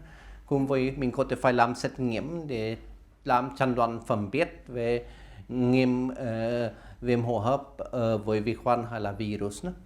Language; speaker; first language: Vietnamese; non-native, learner; Swedish